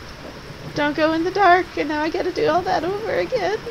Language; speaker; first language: English; native; English